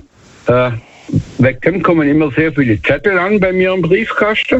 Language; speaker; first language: German; native; German